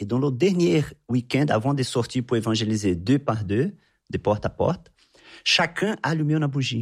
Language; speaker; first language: French; non-native, fluent; Portuguese